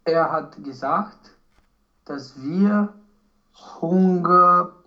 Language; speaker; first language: German; non-native, learner; Romanian